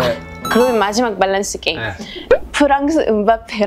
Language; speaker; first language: Korean; non-native, fluent; Arabic